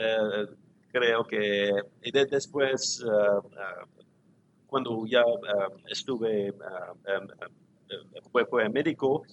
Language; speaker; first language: Spanish; non-native, learner; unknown